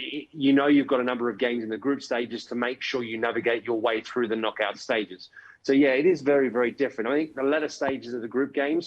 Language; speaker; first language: English; native; English